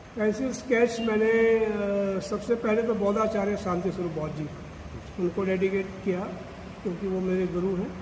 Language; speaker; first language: Hindi; native; Hindi